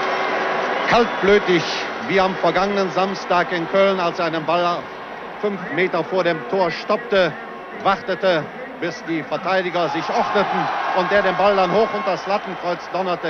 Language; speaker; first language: German; native; German